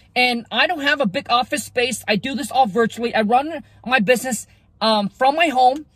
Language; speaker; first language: English; early bilingual, other home language; Vietnamese